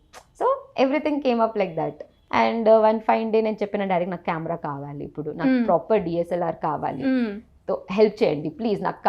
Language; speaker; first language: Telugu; non-native, local second language; Gujarati